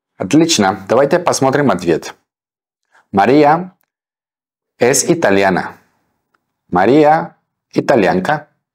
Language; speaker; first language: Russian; non-native, fluent; Spanish